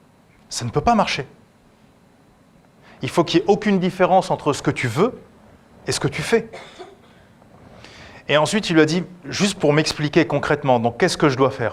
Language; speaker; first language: French; native; French